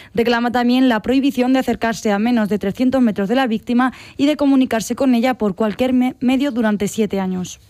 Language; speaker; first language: Spanish; native; Spanish